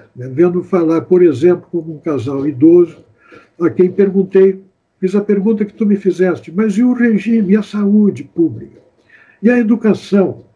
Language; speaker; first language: Portuguese; native; Portuguese